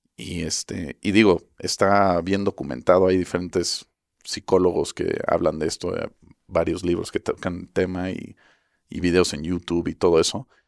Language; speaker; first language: Spanish; early bilingual, heritage; Spanish